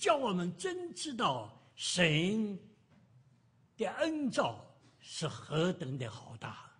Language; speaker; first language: Chinese; native; Chinese